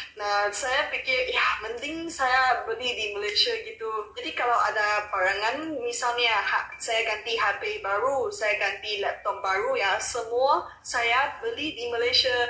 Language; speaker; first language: Malay; non-native, local second language; Chinese